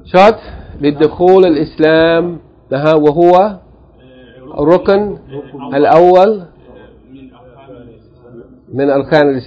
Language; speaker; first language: Arabic; non-native, learner; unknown